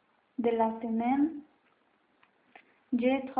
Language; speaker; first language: French; non-native, learner; Spanish